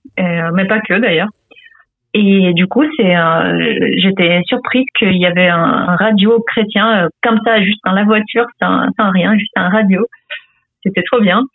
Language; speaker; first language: French; non-native, fluent; Ukrainian